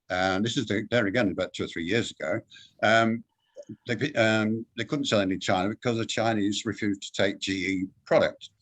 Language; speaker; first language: English; native; English